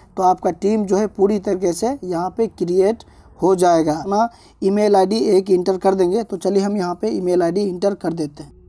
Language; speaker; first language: Hindi; native; Hindi